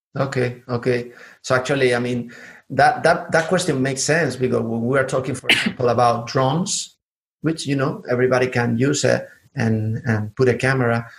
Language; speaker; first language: English; non-native, fluent; Spanish